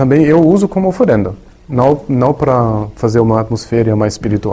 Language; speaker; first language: Portuguese; non-native, learner; German